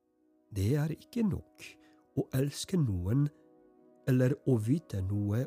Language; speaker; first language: Norwegian; non-native, fluent; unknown